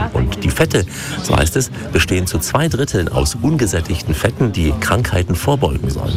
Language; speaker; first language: German; native; German